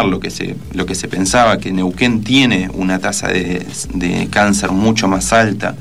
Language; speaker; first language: Spanish; native; Spanish